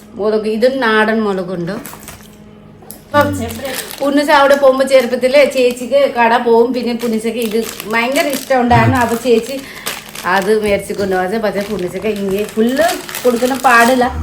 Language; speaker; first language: Malayalam; non-native, fluent; Nepali